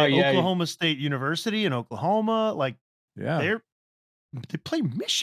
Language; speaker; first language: English; native; English